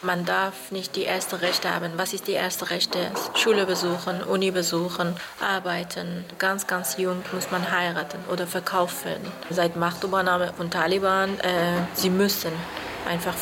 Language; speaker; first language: German; non-native, fluent; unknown